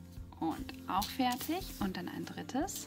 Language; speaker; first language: German; native; German